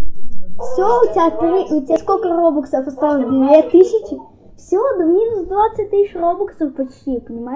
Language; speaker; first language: Russian; native; Russian